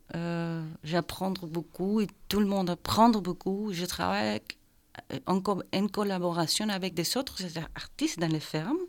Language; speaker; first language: French; non-native, fluent; Spanish